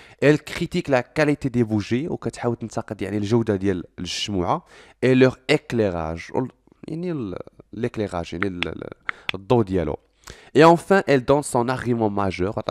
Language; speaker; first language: French; non-native, local second language; Arabic